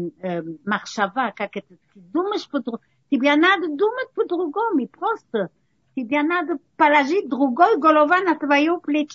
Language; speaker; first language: Russian; early bilingual, heritage; Russian